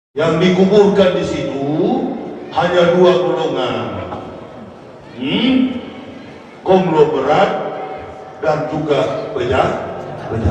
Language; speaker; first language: Indonesian; native; Indonesian